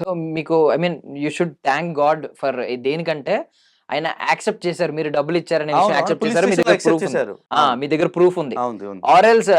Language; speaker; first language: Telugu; native; Telugu